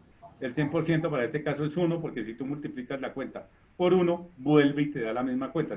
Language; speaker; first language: Spanish; native; Spanish